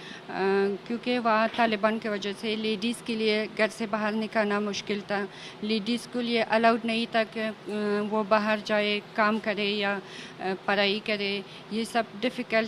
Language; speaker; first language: Hindi; non-native, fluent; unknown